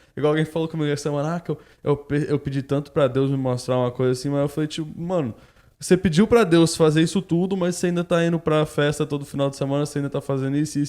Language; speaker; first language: Portuguese; early bilingual, heritage; Portuguese